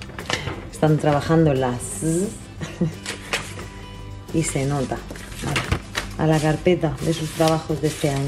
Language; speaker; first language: Spanish; native; Spanish